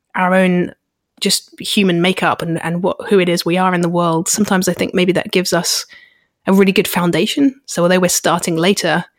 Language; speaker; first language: English; native; English